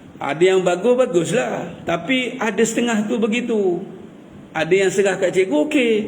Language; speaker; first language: Malay; native; Malay